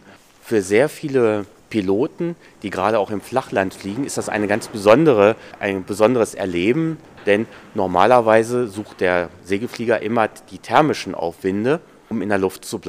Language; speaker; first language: German; native; German